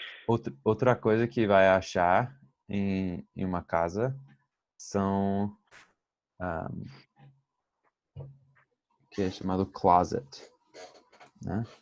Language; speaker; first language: Portuguese; non-native, fluent; English